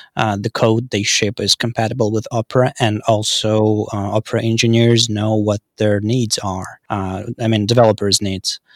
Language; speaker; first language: English; non-native, fluent; Russian